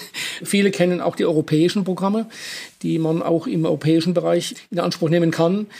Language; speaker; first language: German; native; German